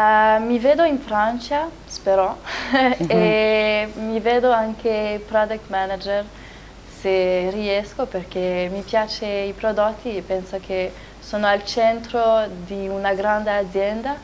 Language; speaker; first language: Italian; non-native, fluent; French